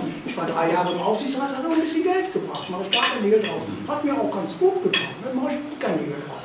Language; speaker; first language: German; native; German